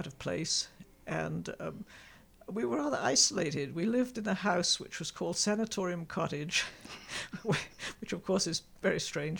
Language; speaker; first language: English; native; English